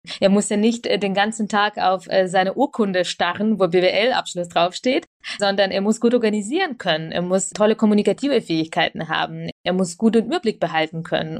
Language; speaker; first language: German; early bilingual, other home language; Russian